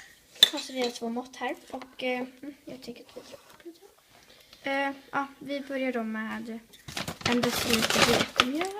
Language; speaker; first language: Swedish; native; Swedish